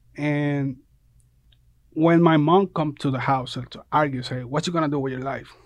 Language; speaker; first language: English; non-native, fluent; Spanish